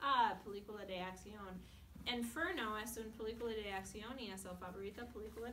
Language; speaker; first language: Spanish; non-native, fluent; English